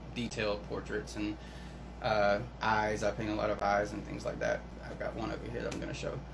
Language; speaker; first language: English; native; English